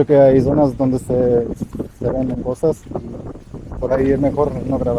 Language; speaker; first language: Spanish; non-native, learner; Slovak